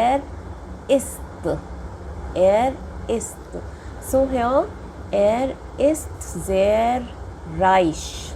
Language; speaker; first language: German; non-native, fluent; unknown